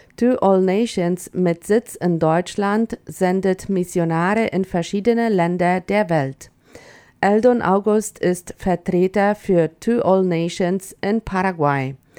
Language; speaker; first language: German; early bilingual, heritage; German